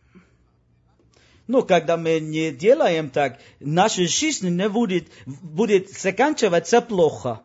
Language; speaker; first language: Russian; non-native, learner; Spanish